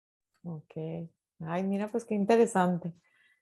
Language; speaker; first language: Spanish; native; Spanish